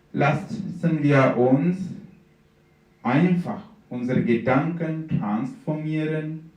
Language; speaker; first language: German; non-native, fluent; Sinhala